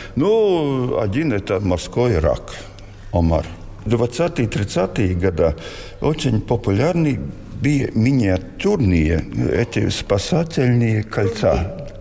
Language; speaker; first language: Russian; non-native, local second language; Latvian